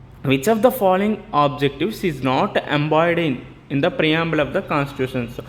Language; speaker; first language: English; non-native, local second language; Telugu